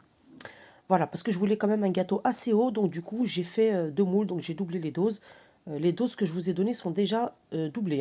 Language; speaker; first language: French; native; French